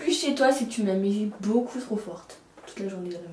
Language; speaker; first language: French; native; French